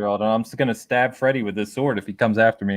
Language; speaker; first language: English; native; English